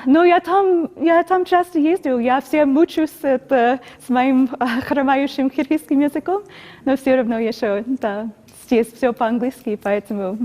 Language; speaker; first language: Russian; non-native, learner; English